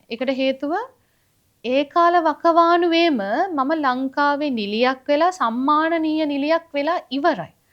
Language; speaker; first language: Sinhala; non-native, local second language; Tamil